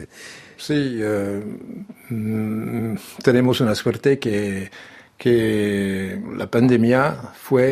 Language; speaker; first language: Spanish; non-native, learner; French